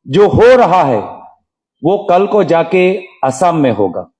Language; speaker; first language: Hindi; non-native, local second language; Assamese